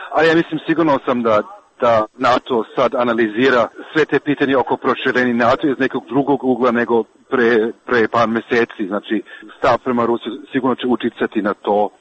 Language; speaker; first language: Serbian; non-native, fluent; German